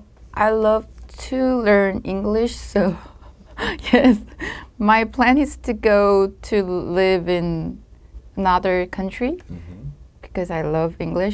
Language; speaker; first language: English; non-native, learner; Korean